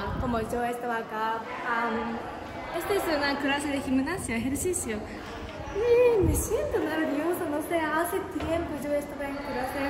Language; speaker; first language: Spanish; non-native, learner; Japanese